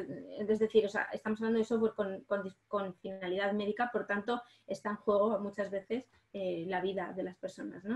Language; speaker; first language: Spanish; native; Spanish